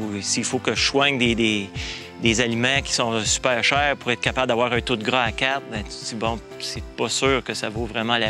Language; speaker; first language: French; native; French